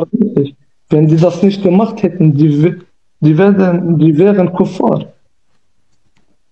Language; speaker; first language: German; non-native, learner; Kurdish